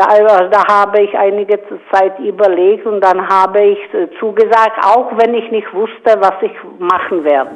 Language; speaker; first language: German; non-native, fluent; Czech